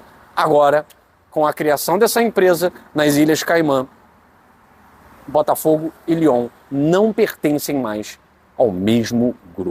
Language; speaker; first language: Portuguese; native; Portuguese